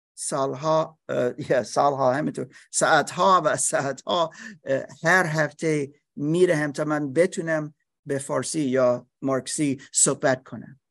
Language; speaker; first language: Persian; non-native, learner; English